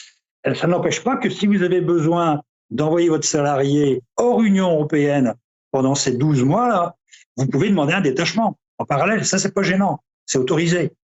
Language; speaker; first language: French; native; French